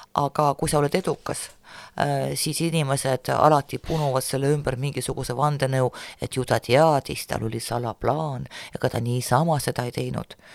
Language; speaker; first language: Estonian; non-native, local second language; Russian